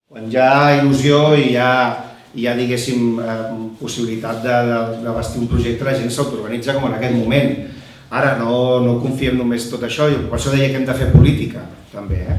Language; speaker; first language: Catalan; non-native, local second language; Spanish